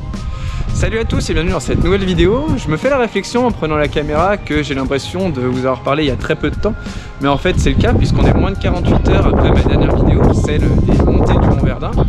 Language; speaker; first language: French; native; French